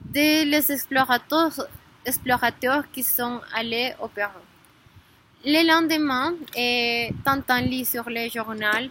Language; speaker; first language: French; non-native, learner; Spanish